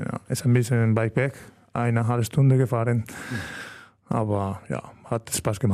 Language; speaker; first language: German; non-native, learner; Spanish